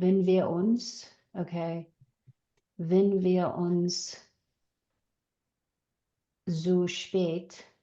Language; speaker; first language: German; non-native, learner; English